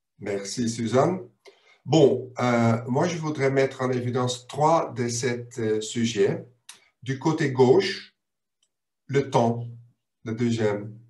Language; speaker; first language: French; non-native, local second language; German